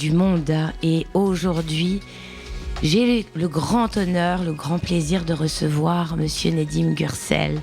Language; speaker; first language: French; native; French